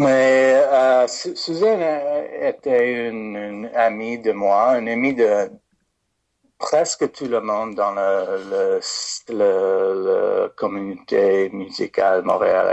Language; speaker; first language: French; non-native, fluent; English